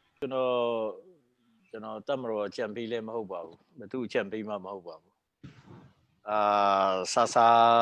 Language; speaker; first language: Burmese; non-native, local second language; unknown